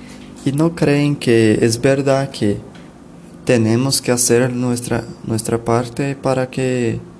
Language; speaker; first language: Spanish; non-native, learner; Portuguese